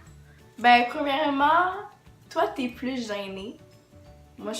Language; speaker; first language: French; native; French